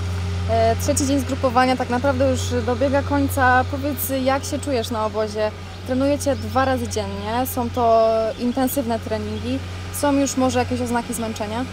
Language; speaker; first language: Polish; native; Polish